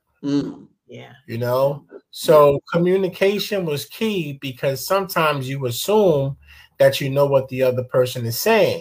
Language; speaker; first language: English; early bilingual, other home language; Akan